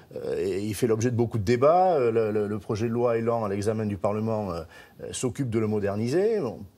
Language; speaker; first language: French; native; French